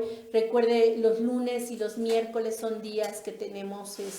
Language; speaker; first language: Spanish; native; Spanish